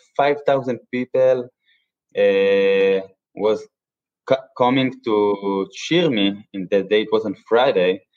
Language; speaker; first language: English; non-native, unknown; Hebrew